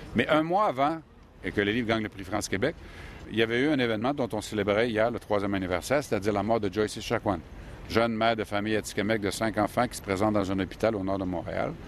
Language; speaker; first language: French; native; French